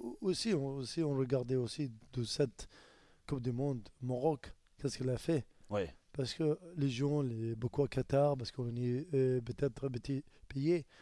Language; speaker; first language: French; non-native, learner; Arabic